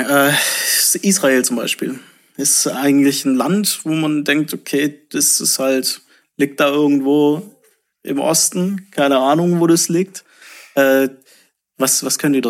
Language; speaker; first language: German; native; German